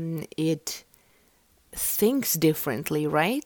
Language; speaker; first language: English; non-native, fluent; Russian